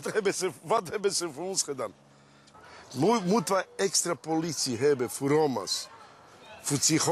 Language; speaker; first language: Dutch; non-native, learner; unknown